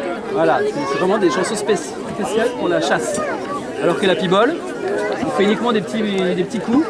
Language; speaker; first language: French; native; French